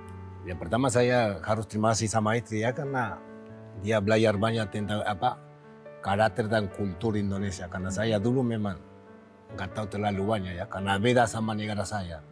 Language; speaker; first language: Indonesian; non-native, learner; Spanish